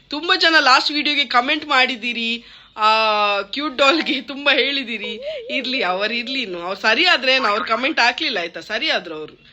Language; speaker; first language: Kannada; non-native, local second language; Tulu